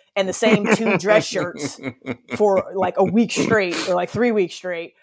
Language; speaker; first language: English; native; English